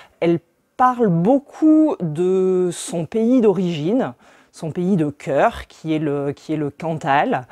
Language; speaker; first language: French; native; French